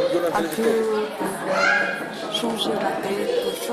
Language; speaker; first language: French; non-native, learner; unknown